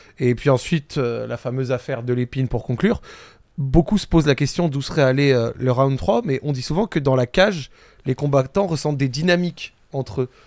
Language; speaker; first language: French; native; French